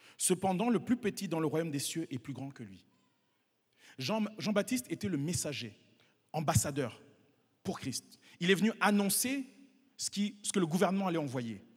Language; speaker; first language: French; non-native, local second language; Kinyarwanda